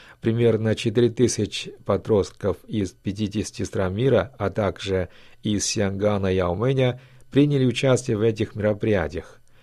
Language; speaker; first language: Russian; non-native, fluent; Chinese